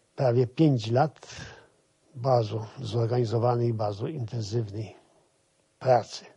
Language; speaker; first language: Polish; native; Polish